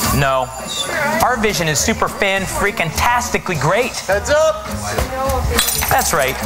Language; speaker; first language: English; native; English